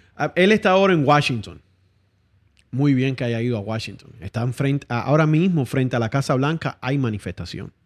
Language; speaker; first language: Spanish; native; Spanish